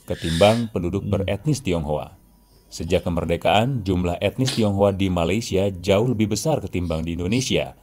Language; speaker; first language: Indonesian; native; Indonesian